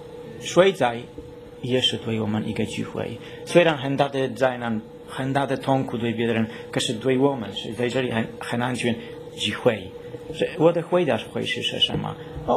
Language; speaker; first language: Chinese; non-native, learner; Polish